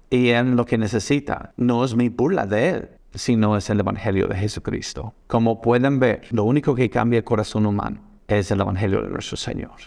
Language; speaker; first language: Spanish; non-native, fluent; English